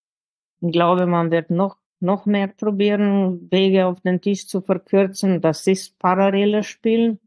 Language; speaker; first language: German; non-native, fluent; Slovenian